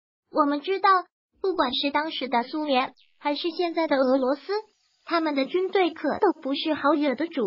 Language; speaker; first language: Chinese; native; Chinese